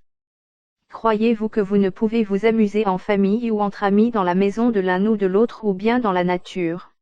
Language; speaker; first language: French; native; French